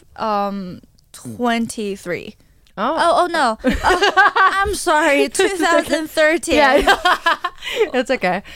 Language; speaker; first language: English; non-native, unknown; Chinese